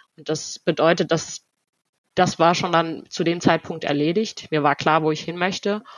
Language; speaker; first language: German; native; German